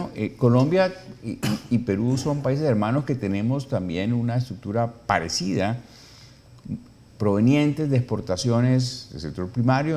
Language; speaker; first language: Spanish; native; Spanish